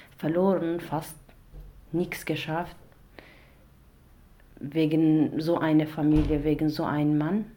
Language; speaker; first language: German; non-native, learner; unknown